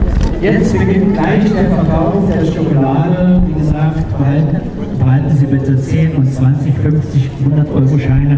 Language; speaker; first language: German; native; German